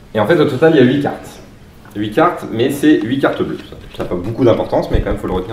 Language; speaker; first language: French; native; French